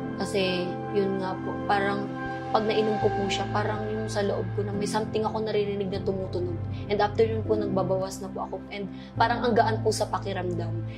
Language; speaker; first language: Filipino; non-native, local second language; Bikol